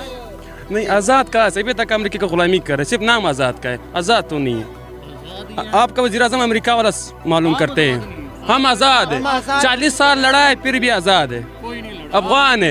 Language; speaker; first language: Hindi; non-native, fluent; Pashto